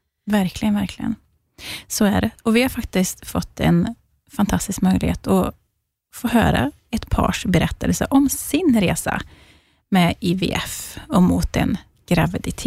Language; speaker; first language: Swedish; native; Swedish